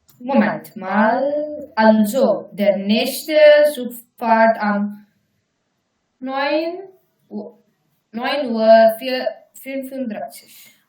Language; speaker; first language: German; non-native, learner; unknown